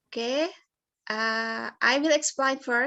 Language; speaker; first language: English; non-native, learner; Indonesian